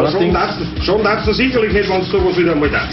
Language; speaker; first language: German; native; German